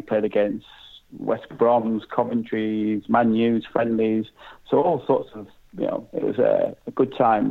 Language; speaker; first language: English; native; English